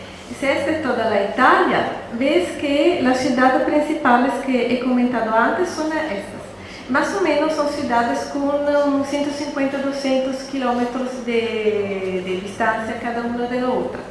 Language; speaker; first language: Spanish; non-native, fluent; Italian